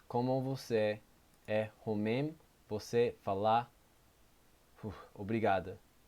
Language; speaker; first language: Portuguese; non-native, learner; English